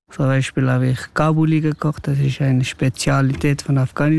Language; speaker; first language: German; non-native, learner; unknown